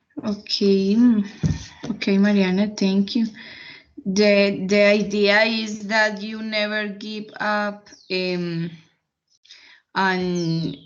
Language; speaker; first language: English; non-native, fluent; Spanish